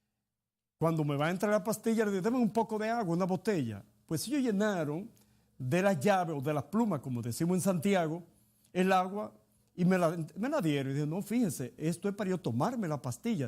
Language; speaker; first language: Spanish; native; Spanish